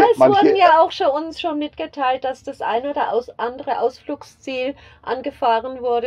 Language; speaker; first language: German; native; German